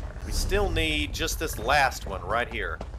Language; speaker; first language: English; native; English